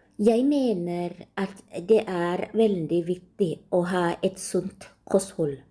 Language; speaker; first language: Norwegian; non-native, learner; Thai